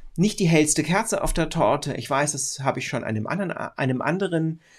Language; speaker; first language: German; native; German